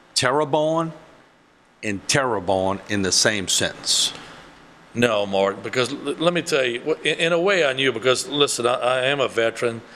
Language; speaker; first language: English; early bilingual, other home language; French